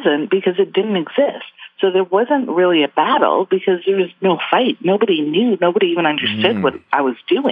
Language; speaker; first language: English; early bilingual, other home language; Hebrew